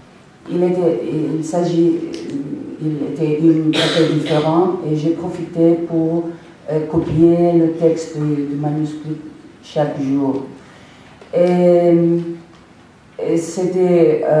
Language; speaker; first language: French; non-native, fluent; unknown